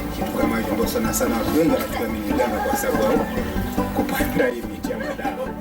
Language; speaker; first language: Swahili; non-native, local second language; Giryama